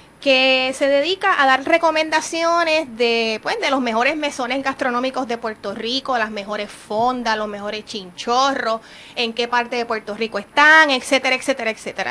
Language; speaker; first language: Spanish; native; Spanish